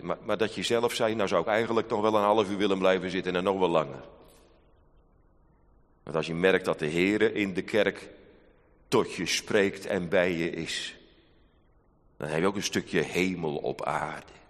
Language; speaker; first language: Dutch; native; Dutch